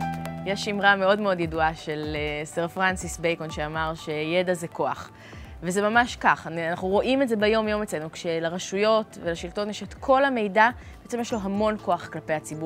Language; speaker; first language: Hebrew; native; Hebrew